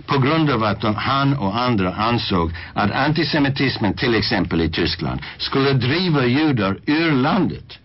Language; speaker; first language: Swedish; non-native, fluent; English